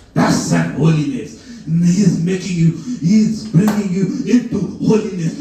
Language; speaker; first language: English; non-native, local second language; Marathi